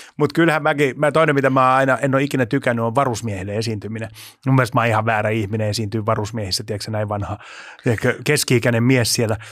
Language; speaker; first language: Finnish; native; Finnish